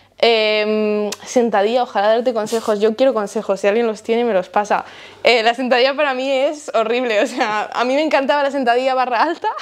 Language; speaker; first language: Spanish; early bilingual, heritage; Spanish